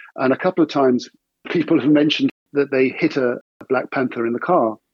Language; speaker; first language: English; native; English